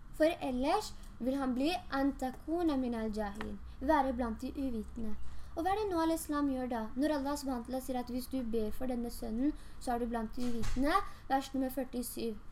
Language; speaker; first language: Norwegian; early bilingual, other home language; Urdu